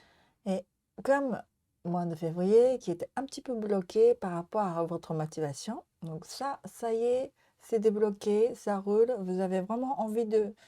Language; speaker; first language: French; non-native, learner; Japanese